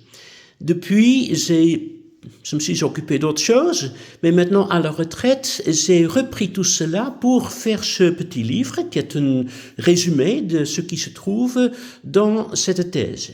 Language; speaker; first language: French; non-native, fluent; Dutch